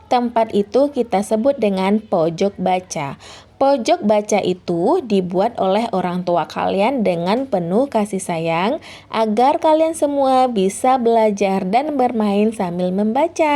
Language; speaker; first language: Indonesian; native; Indonesian